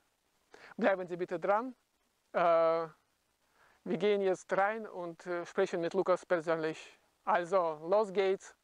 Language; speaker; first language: German; non-native, fluent; Russian